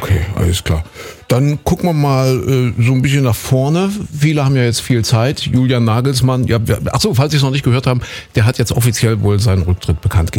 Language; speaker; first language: German; native; German